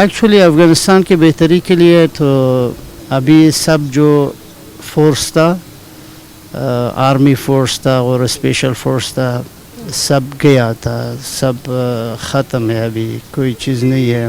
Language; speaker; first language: Hindi; non-native, learner; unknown